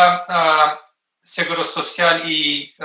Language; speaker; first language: Spanish; non-native, fluent; English